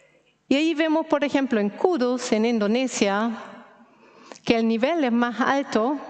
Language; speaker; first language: Spanish; non-native, fluent; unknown